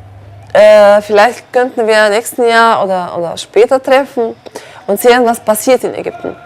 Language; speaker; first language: German; non-native, learner; Arabic